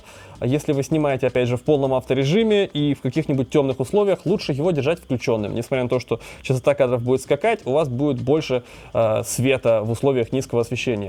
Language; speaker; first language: Russian; native; Russian